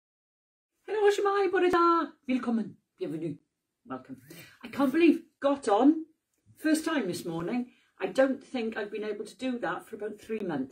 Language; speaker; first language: English; native; English